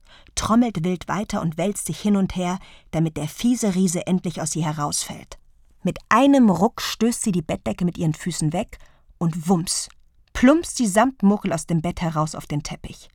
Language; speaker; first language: German; native; German